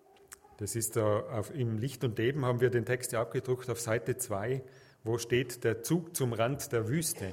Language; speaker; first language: German; native; German